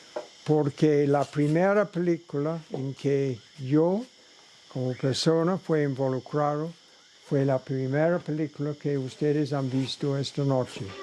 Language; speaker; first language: Spanish; non-native, learner; English